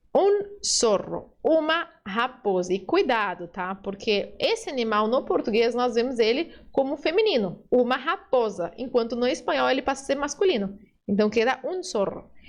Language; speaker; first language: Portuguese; early bilingual, other home language; Spanish